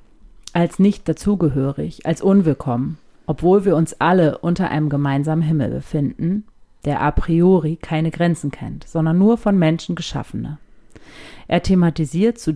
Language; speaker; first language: German; native; German